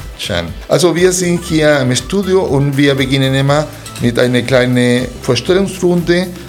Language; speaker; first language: German; non-native, fluent; Spanish